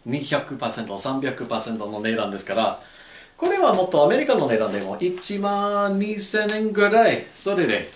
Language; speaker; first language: Japanese; non-native, learner; English